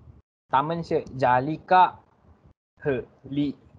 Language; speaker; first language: Chinese; non-native, learner; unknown